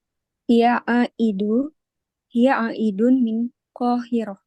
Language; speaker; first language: Arabic; non-native, learner; Indonesian